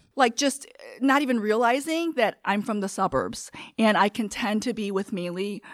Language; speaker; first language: English; early bilingual, other home language; Korean